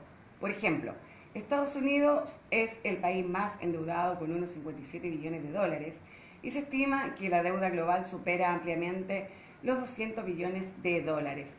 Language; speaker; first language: Spanish; native; Spanish